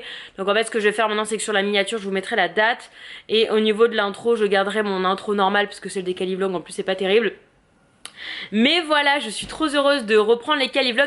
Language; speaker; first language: French; native; French